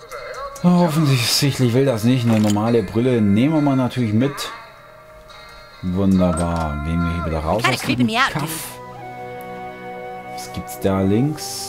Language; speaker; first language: German; native; German